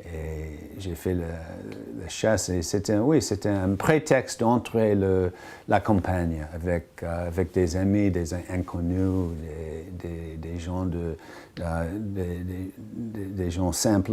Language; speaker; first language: French; non-native, fluent; English